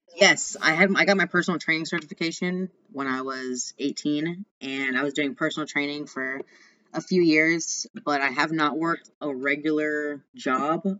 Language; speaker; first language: English; native; English